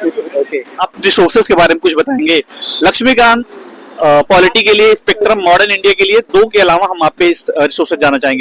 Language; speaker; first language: Hindi; native; Hindi